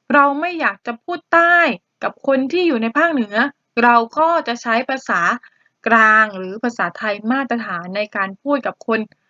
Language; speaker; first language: Thai; native; Thai